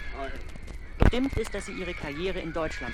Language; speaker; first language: German; native; German